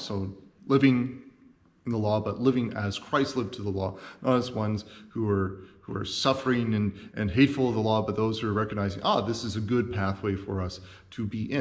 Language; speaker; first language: English; native; English